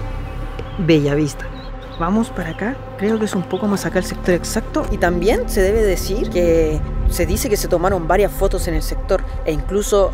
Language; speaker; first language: Spanish; native; Spanish